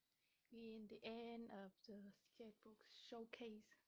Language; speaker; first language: English; non-native, learner; Vietnamese